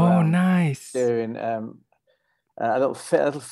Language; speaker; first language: English; native; English